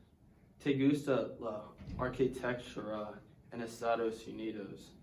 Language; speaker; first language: Spanish; non-native, learner; English